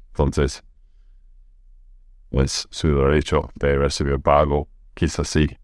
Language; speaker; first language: Spanish; non-native, fluent; English